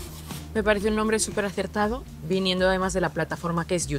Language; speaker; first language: Spanish; native; Spanish